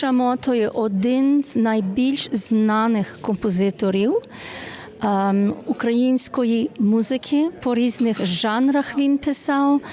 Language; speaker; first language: Ukrainian; early bilingual, heritage; Ukrainian